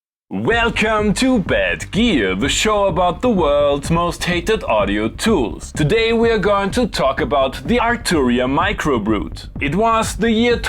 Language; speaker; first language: English; non-native, fluent; German